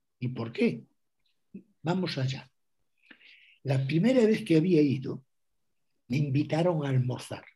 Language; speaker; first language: Spanish; non-native, local second language; Galician